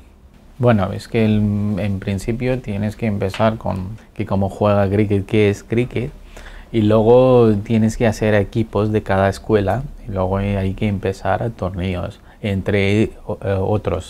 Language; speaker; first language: Spanish; non-native, learner; Urdu